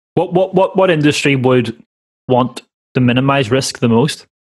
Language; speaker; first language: English; native; English